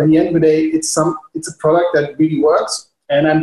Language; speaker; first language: English; non-native, fluent; German